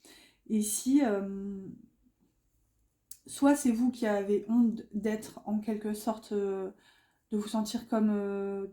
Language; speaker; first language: French; native; French